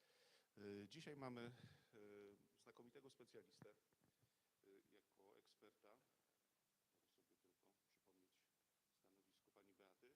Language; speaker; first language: Polish; native; Polish